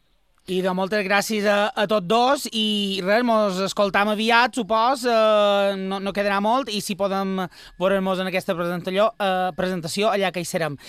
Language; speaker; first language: Catalan; native; Catalan